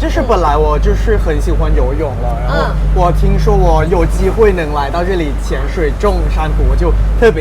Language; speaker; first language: Chinese; non-native, fluent; Thai